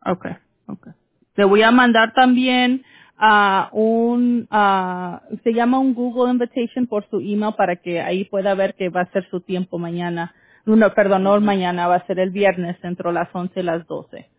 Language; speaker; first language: Spanish; early bilingual, heritage; Spanish